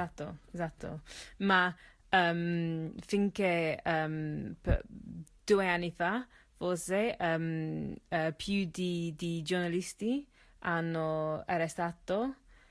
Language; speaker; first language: Italian; non-native, learner; English